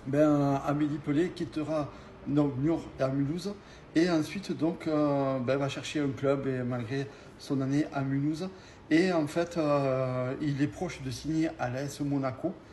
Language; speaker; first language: French; native; French